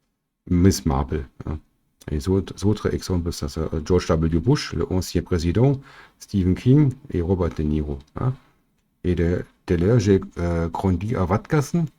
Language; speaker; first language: French; non-native, fluent; German